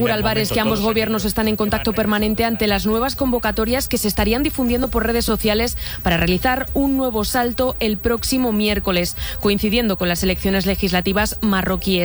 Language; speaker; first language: Spanish; native; Spanish